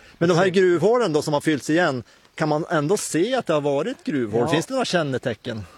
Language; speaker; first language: Swedish; native; Swedish